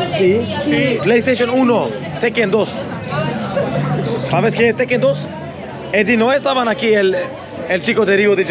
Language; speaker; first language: Spanish; non-native, learner; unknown